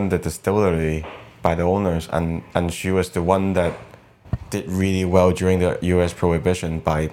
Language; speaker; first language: English; non-native, local second language; Cantonese